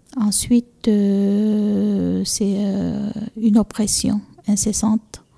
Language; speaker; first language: French; non-native, local second language; Fula